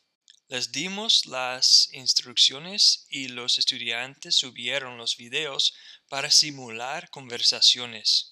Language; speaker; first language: Spanish; non-native, fluent; English